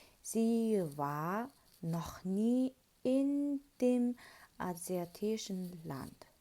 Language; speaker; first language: German; non-native, fluent; Mongolian